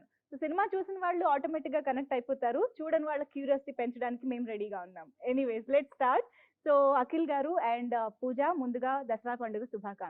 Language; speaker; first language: Telugu; native; Telugu